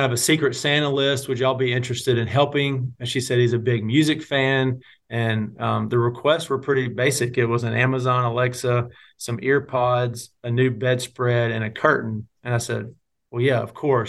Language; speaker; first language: English; native; English